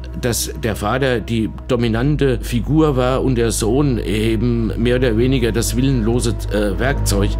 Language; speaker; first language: German; native; German